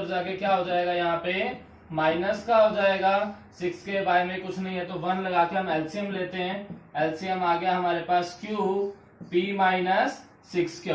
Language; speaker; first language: Hindi; native; Hindi